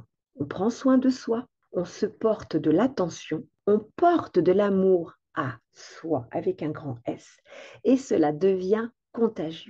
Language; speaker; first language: French; native; French